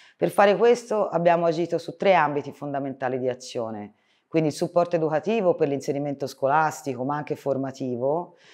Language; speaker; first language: Italian; native; Italian